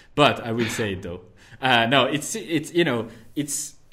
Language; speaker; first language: English; non-native, fluent; French